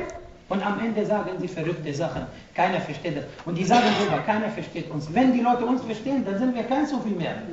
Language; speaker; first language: German; non-native, fluent; Arabic